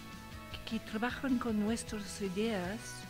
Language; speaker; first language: Spanish; non-native, learner; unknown